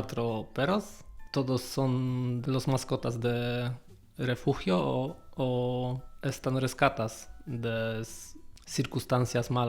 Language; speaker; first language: Spanish; non-native, learner; Polish